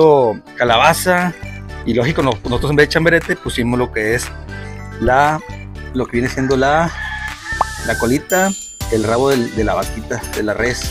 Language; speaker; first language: Spanish; native; Spanish